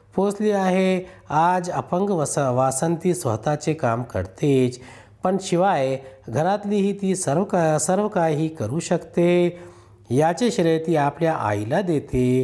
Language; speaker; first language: Marathi; non-native, local second language; Urdu